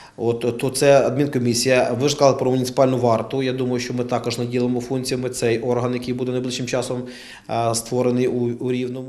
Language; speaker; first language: Ukrainian; native; Ukrainian